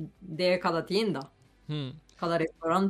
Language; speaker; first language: Spanish; non-native, learner; Japanese